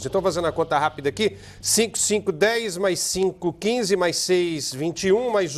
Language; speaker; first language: Portuguese; native; Portuguese